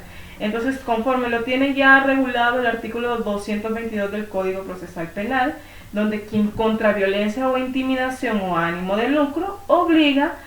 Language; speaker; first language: Spanish; native; Spanish